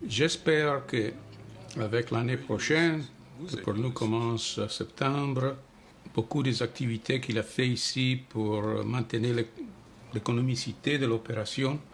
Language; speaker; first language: French; non-native, fluent; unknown